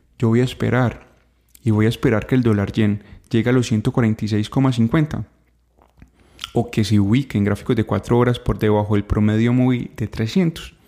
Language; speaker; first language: Spanish; native; Spanish